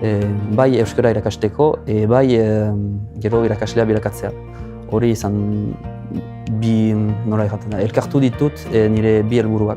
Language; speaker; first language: Basque; non-native, local second language; French